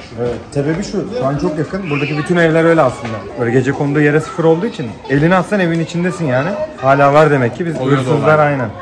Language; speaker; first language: Turkish; native; Turkish